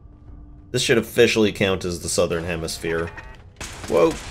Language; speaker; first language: English; native; English